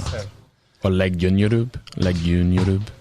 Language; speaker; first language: Hungarian; non-native, learner; English